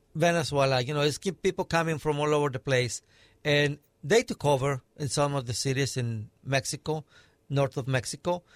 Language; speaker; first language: English; non-native, fluent; Spanish